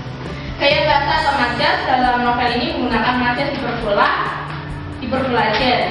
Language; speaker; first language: Indonesian; native; Indonesian